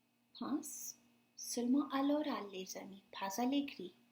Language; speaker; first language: French; non-native, fluent; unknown